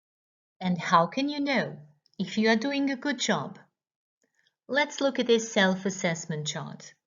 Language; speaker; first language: English; non-native, fluent; Croatian